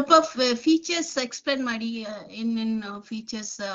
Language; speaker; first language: Kannada; non-native, learner; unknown